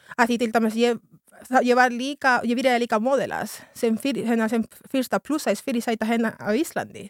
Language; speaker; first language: Icelandic; non-native, fluent; Spanish